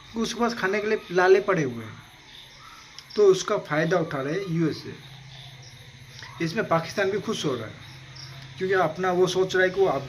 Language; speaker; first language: Hindi; non-native, local second language; Odia